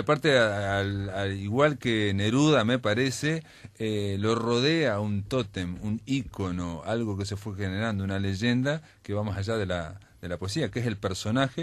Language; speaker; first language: Spanish; native; Spanish